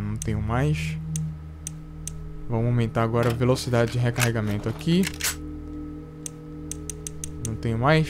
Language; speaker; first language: Portuguese; native; Portuguese